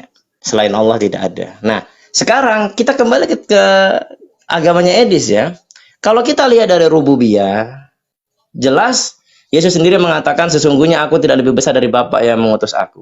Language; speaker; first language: Indonesian; native; Indonesian